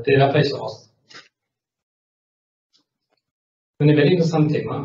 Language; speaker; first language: Norwegian; non-native, fluent; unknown